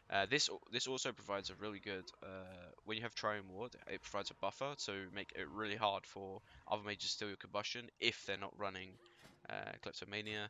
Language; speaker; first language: English; native; English